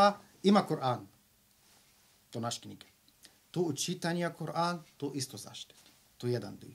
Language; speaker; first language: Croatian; non-native, learner; Arabic